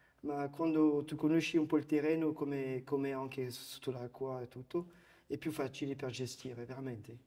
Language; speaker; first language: Italian; non-native, fluent; French